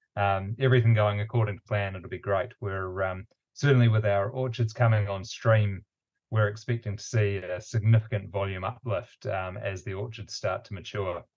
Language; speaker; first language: English; native; English